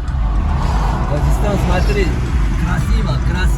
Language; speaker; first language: Russian; non-native, local second language; Tajik